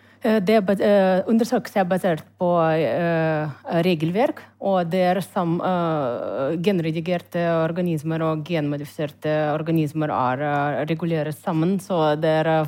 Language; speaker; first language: Norwegian; non-native, learner; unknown